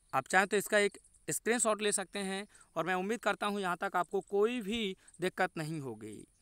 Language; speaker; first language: Hindi; native; Hindi